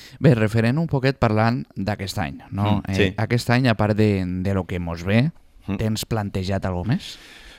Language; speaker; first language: Catalan; native; Catalan